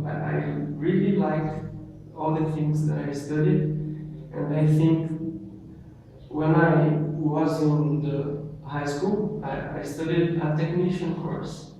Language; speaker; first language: English; non-native, learner; Portuguese